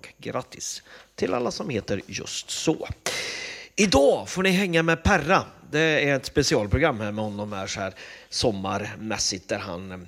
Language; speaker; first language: Swedish; native; Swedish